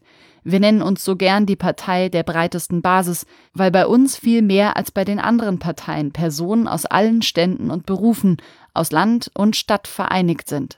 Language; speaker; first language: German; native; German